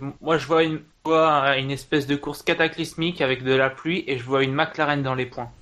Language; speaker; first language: French; native; French